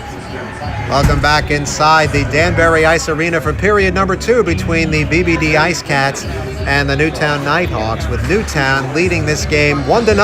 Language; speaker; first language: English; native; English